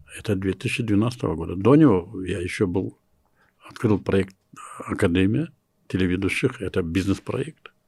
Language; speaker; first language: Russian; non-native, local second language; Kyrgyz